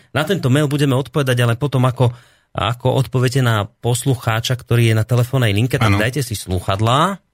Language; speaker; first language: Slovak; native; Slovak